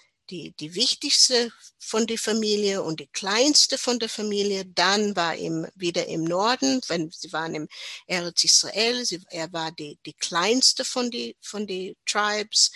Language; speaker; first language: German; non-native, learner; English